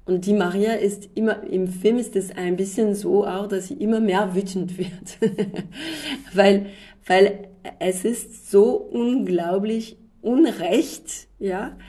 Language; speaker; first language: German; non-native, fluent; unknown